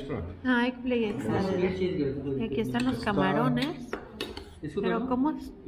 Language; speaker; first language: Spanish; native; Spanish